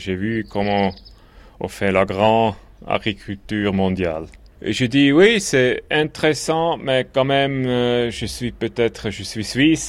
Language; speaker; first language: French; non-native, local second language; German